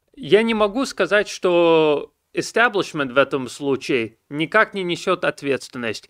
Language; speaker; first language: Russian; early bilingual, heritage; Russian